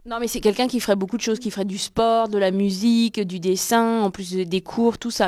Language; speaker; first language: French; native; French